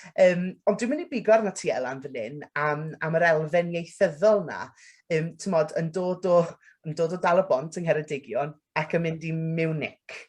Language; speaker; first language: Welsh; native; Welsh